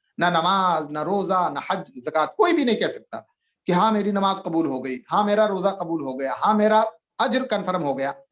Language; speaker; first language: Urdu; native; Urdu